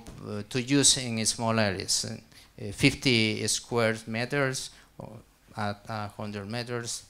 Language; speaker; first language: English; non-native, learner; Spanish